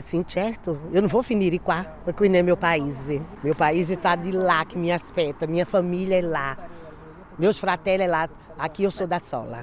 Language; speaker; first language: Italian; non-native, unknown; Portuguese